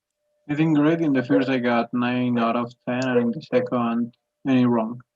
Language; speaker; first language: English; non-native, learner; Spanish